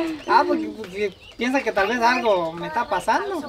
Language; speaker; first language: Spanish; native; Spanish